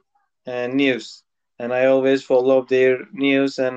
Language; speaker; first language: English; non-native, local second language; Turkish